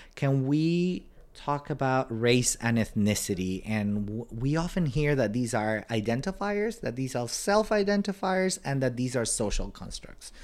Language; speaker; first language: English; non-native, fluent; Spanish